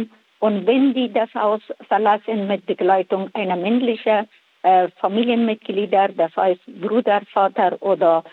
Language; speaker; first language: German; non-native, fluent; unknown